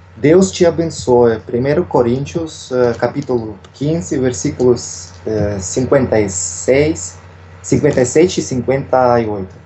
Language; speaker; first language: Portuguese; non-native, fluent; Russian